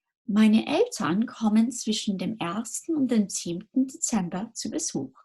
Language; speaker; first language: German; non-native, fluent; English